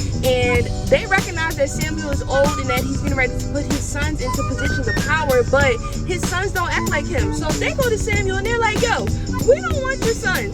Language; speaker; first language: English; native; English